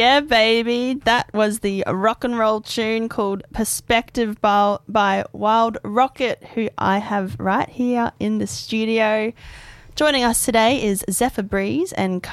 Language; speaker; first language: English; native; English